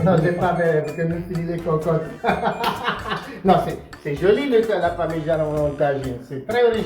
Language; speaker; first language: French; non-native, fluent; Italian